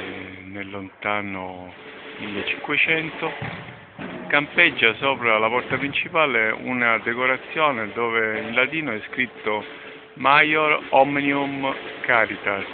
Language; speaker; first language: Italian; native; Italian